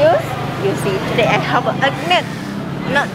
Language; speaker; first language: English; non-native, learner; Vietnamese